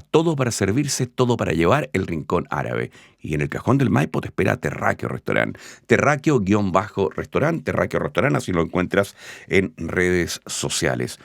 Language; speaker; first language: Spanish; native; Spanish